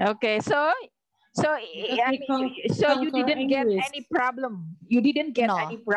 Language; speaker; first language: English; non-native, learner; Indonesian